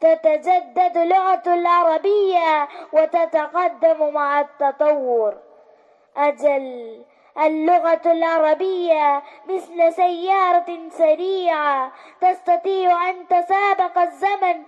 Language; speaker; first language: Arabic; non-native, learner; Malayalam